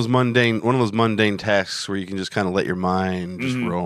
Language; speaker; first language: English; native; English